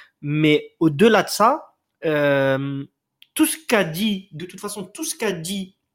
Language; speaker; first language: French; native; French